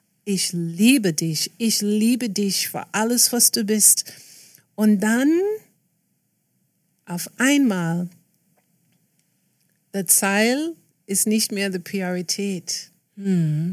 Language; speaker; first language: German; non-native, fluent; English